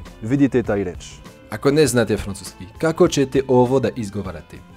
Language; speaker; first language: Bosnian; non-native, learner; French